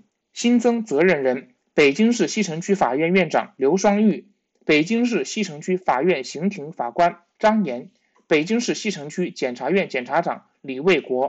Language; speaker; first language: Chinese; native; Chinese